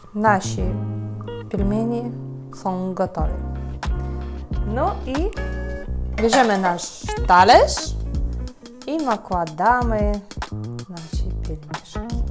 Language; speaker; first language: Polish; non-native, fluent; Ukrainian